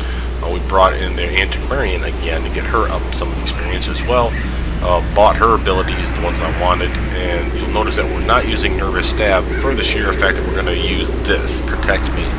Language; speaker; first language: English; native; English